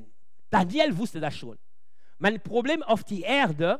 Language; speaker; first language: German; non-native, fluent; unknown